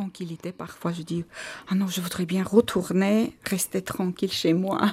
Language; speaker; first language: French; non-native, fluent; Armenian